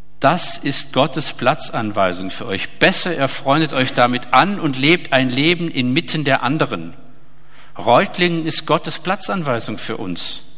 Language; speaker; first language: German; native; German